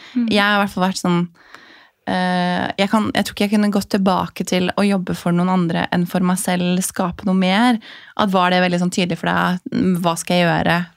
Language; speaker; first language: Norwegian; native; Norwegian